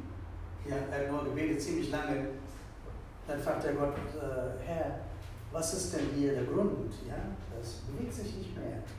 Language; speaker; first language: German; non-native, fluent; Tamil